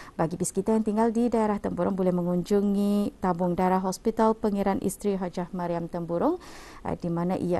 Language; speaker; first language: Malay; native; Malay